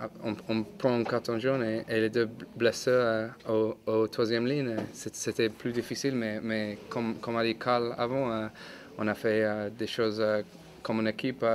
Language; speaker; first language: French; non-native, fluent; English